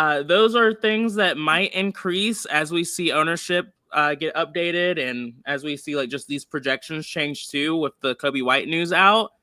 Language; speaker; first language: English; native; English